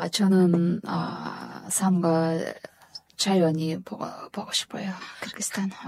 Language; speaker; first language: Korean; non-native, fluent; Kyrgyz